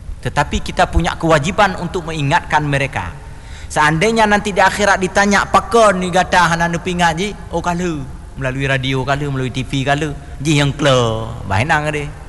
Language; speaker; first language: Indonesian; non-native, local second language; Achinese